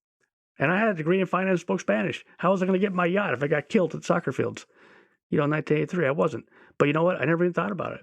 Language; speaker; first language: English; native; English